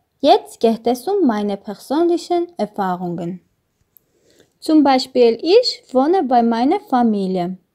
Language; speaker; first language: German; non-native, learner; Armenian